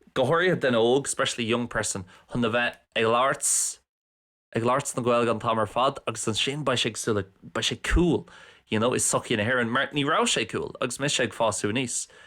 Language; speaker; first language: Irish; non-native, local second language; English